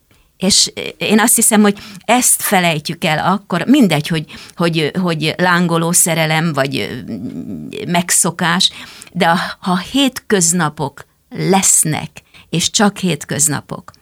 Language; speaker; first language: Hungarian; native; Hungarian